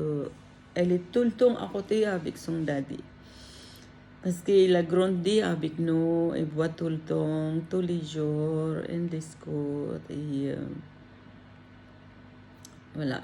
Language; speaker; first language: French; non-native, learner; Filipino